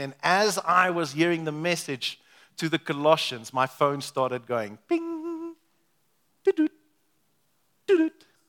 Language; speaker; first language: English; non-native, local second language; Afrikaans